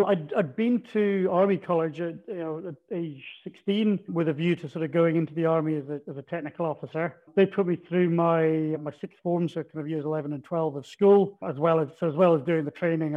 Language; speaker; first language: English; native; English